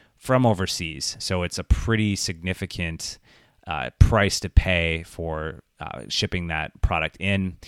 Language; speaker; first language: English; native; English